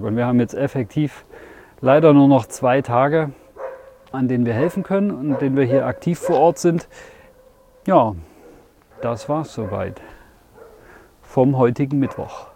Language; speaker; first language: German; native; German